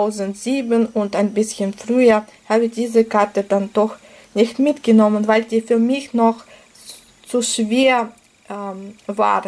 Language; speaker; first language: German; non-native, fluent; Russian